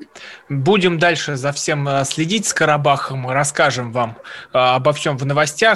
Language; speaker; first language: Russian; native; Russian